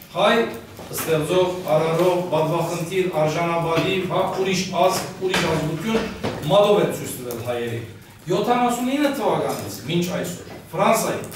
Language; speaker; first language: Armenian; early bilingual, heritage; Armenian